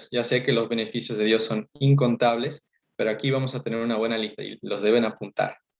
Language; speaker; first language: Spanish; early bilingual, heritage; Spanish